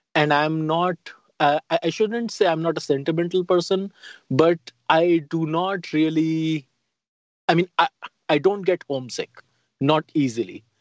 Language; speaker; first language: English; non-native, local second language; Hindi